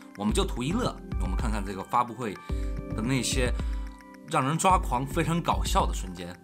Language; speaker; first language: Chinese; native; Chinese